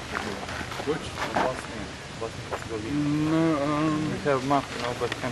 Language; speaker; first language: English; non-native, learner; Bosnian